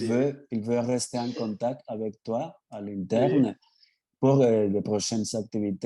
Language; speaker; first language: French; non-native, fluent; Spanish